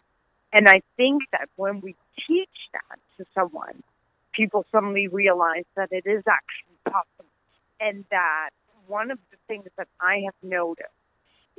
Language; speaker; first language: English; non-native, fluent; Dutch